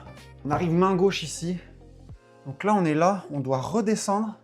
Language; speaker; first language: French; native; French